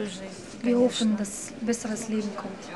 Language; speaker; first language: German; non-native, fluent; Russian